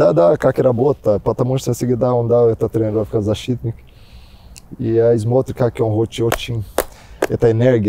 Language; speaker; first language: Russian; non-native, learner; Portuguese